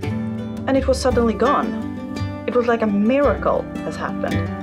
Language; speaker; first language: English; non-native, fluent; Swedish